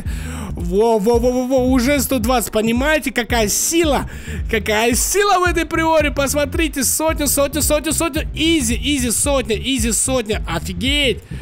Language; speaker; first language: Russian; native; Russian